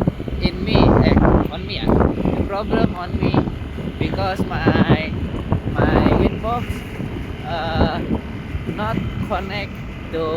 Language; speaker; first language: English; non-native, learner; Indonesian